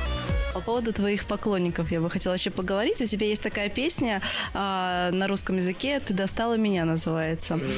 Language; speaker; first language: Russian; native; Russian